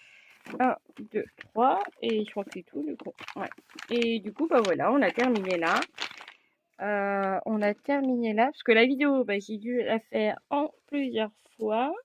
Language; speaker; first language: French; native; French